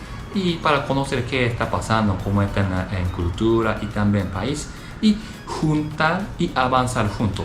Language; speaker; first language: Spanish; non-native, learner; Japanese